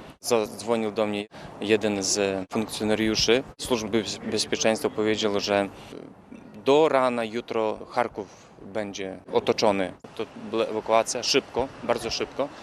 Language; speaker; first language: Polish; early bilingual, heritage; Polish